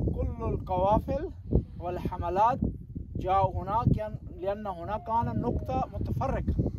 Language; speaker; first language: Arabic; non-native, learner; Persian